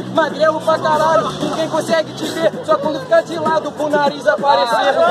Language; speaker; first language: Portuguese; native; Portuguese